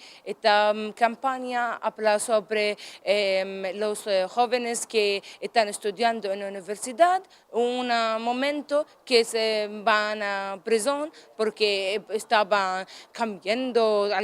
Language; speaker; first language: Spanish; non-native, learner; Arabic